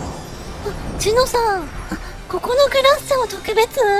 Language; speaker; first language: Japanese; native; Japanese